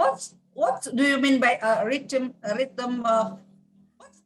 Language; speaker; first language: English; non-native, learner; Indonesian